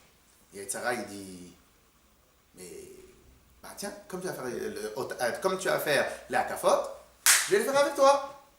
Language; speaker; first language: French; native; French